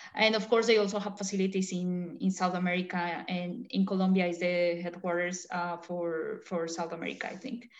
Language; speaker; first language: English; non-native, fluent; Spanish